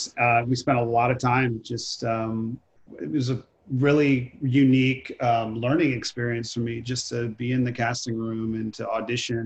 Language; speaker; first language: English; native; English